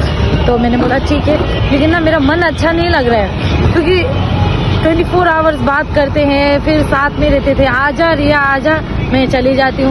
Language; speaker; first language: Hindi; non-native, local second language; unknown